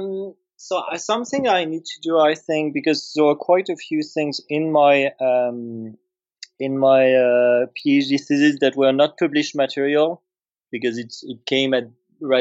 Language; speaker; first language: English; non-native, fluent; French